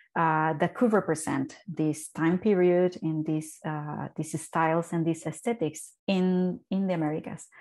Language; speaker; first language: English; non-native, fluent; Spanish